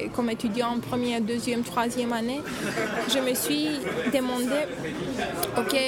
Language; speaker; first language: French; non-native, fluent; Romanian